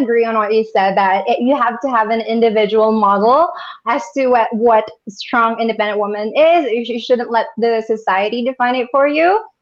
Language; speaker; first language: English; non-native, local second language; Bikol